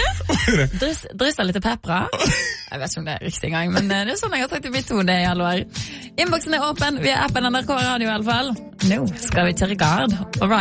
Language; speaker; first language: Norwegian; native; Norwegian